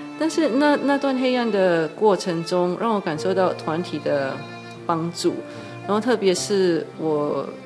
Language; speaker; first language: Chinese; non-native, local second language; English